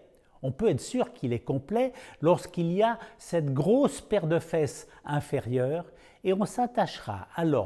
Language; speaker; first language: French; native; French